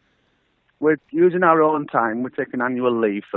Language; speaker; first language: English; native; English